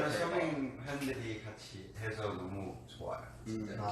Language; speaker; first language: Korean; non-native, learner; Cantonese